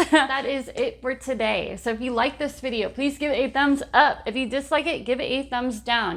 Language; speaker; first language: English; native; English